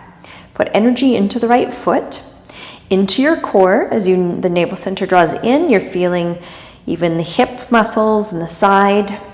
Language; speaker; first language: English; native; English